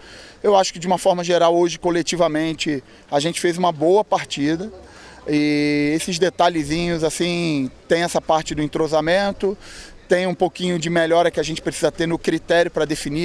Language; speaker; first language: Portuguese; native; Portuguese